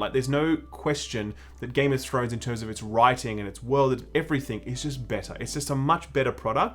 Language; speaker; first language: English; native; English